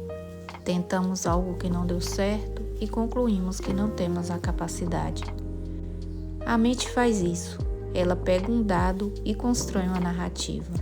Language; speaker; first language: Portuguese; native; Portuguese